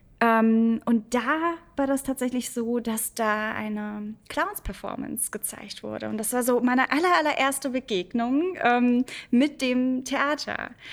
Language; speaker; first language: German; early bilingual, other home language; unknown